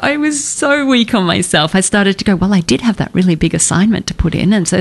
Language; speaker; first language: English; native; English